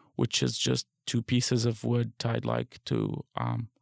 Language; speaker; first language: English; non-native, fluent; Arabic